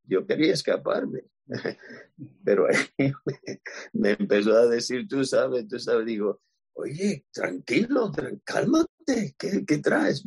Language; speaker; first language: Spanish; native; Spanish